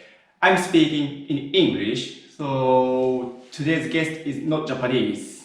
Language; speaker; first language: English; non-native, learner; Japanese